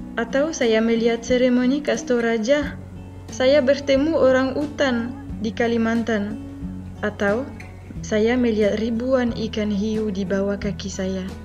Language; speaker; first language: Indonesian; non-native, fluent; French